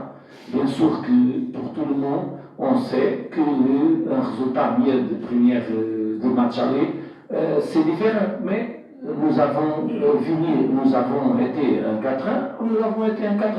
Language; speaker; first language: French; non-native, fluent; Portuguese